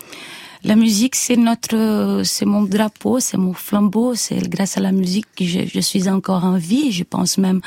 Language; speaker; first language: French; non-native, fluent; Portuguese